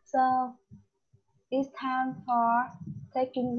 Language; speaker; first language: English; non-native, learner; Vietnamese